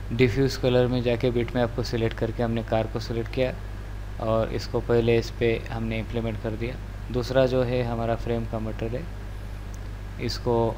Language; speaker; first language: Hindi; non-native, local second language; Marathi